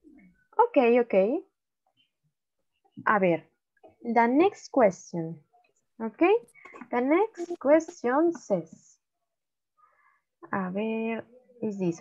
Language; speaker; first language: English; non-native, learner; Spanish